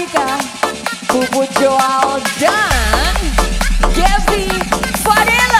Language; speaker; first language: Indonesian; non-native, local second language; Javanese